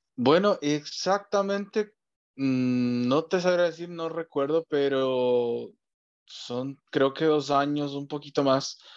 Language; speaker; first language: Spanish; native; Spanish